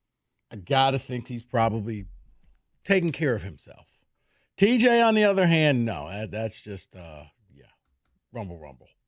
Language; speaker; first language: English; native; English